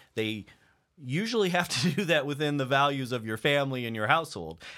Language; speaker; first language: English; native; English